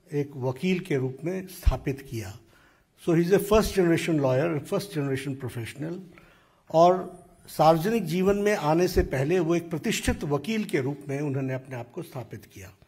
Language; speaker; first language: Hindi; native; Hindi